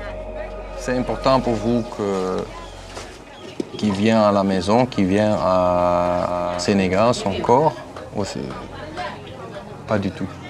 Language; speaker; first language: French; non-native, fluent; Dutch